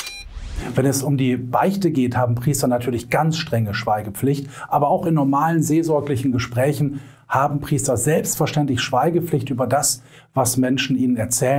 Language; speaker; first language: German; native; German